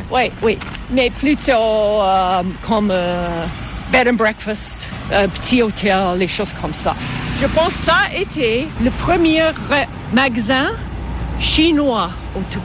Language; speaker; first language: French; non-native, fluent; English